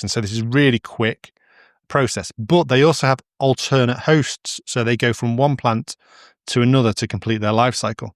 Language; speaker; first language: English; native; English